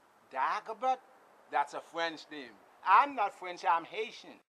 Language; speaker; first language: English; non-native, fluent; Haitian Creole